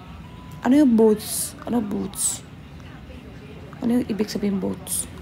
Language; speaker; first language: Filipino; non-native, learner; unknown